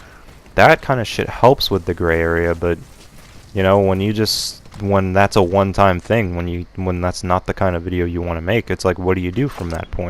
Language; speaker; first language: English; native; English